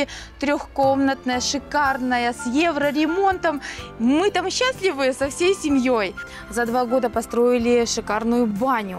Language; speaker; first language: Russian; native; Russian